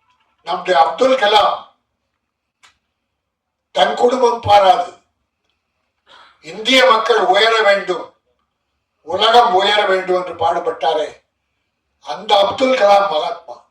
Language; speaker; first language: Tamil; native; Tamil